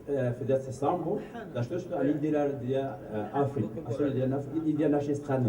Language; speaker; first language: Russian; non-native, learner; Rundi